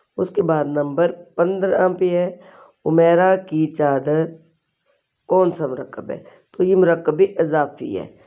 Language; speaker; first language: Urdu; non-native, local second language; Pashto